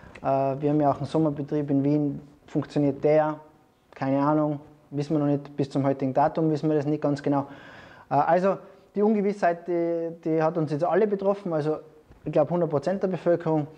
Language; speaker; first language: German; native; German